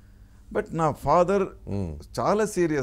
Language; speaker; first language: Telugu; non-native, learner; Tamil